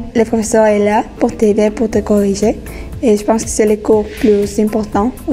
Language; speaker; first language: French; non-native, fluent; Spanish